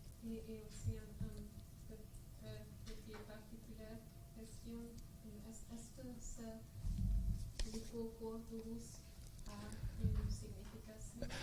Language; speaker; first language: French; non-native, fluent; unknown